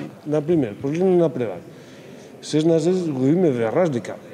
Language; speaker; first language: Macedonian; non-native, learner; Spanish